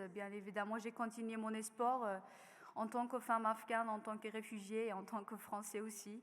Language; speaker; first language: French; non-native, learner; Persian